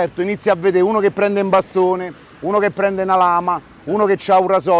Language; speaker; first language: Italian; native; Italian